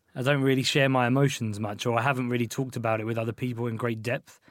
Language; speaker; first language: English; native; English